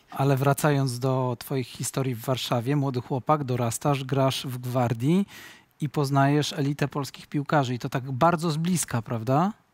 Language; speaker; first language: Polish; native; Polish